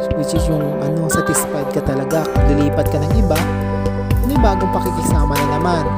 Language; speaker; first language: Filipino; non-native, local second language; Cebuano